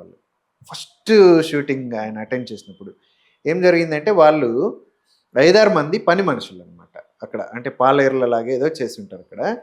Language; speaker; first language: Telugu; native; Telugu